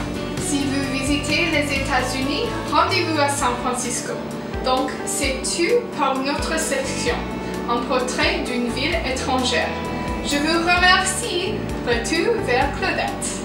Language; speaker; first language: French; non-native, learner; English